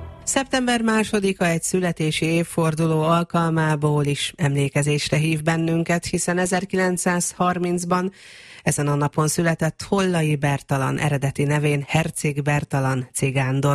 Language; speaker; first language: Hungarian; native; Hungarian